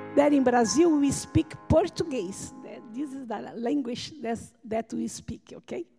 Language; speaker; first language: English; non-native, learner; Portuguese